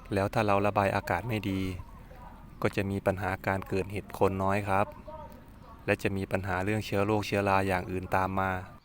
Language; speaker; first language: Thai; non-native, local second language; Northeastern Thai